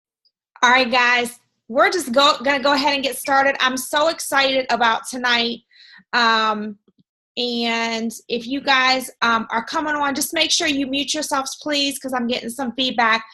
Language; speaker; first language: English; native; English